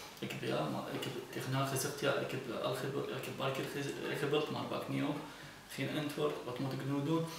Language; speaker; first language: Dutch; non-native, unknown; Arabic